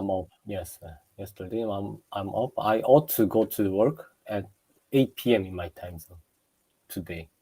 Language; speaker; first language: English; non-native, learner; Japanese